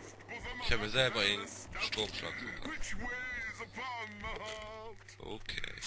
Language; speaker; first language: German; native; German